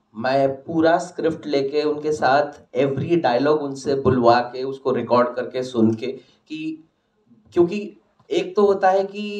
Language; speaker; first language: Hindi; non-native, local second language; Odia